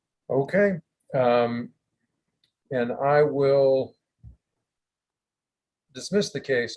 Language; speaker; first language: English; native; English